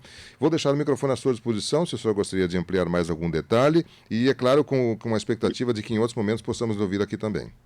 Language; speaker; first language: Portuguese; native; Portuguese